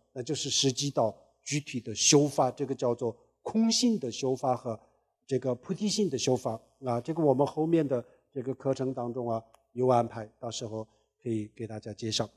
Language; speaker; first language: Chinese; non-native, local second language; Tibetan